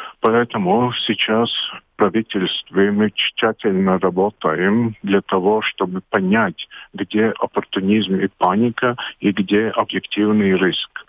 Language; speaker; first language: Russian; non-native, local second language; Latvian